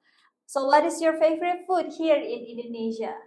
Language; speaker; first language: English; non-native, fluent; Indonesian